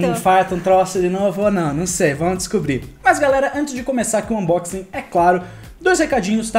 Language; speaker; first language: Portuguese; native; Portuguese